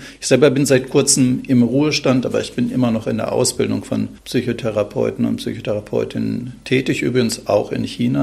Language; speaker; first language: German; native; German